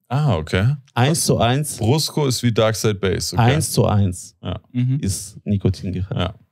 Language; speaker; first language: German; non-native, fluent; Latvian